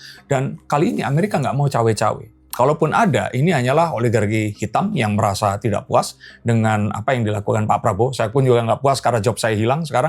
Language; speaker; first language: Indonesian; native; Indonesian